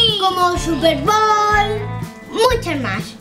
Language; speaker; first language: Spanish; native; Spanish